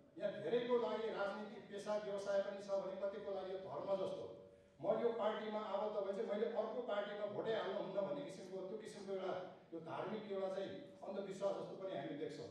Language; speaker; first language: Nepali; native; Nepali